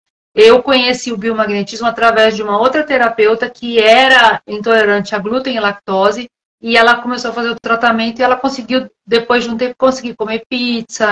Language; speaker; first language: Portuguese; native; Portuguese